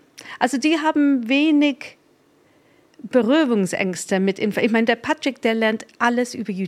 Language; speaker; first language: German; non-native, fluent; English